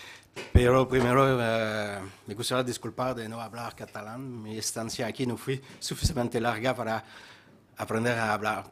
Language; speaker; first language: Spanish; non-native, fluent; French